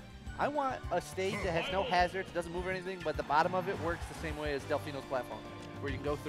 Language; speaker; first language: English; native; English